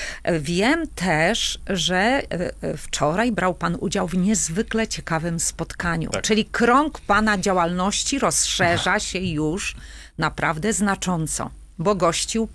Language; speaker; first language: Polish; native; Polish